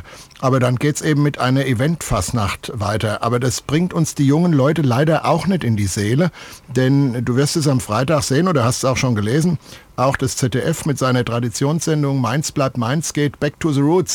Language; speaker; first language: German; native; German